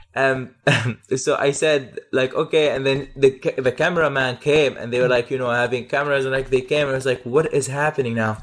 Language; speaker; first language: English; non-native, fluent; Arabic